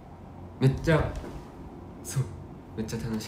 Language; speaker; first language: Japanese; non-native, fluent; Korean